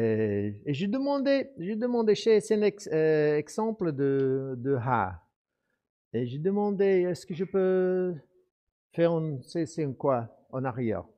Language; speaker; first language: French; non-native, fluent; English